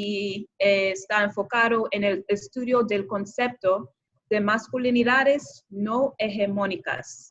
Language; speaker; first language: Spanish; non-native, fluent; English